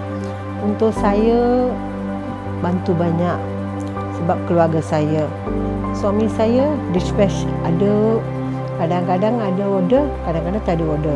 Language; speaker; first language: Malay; non-native, local second language; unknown